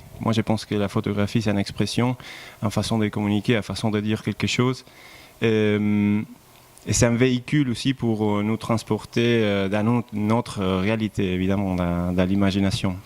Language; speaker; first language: French; non-native, fluent; Spanish